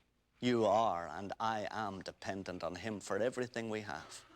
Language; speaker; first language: English; native; English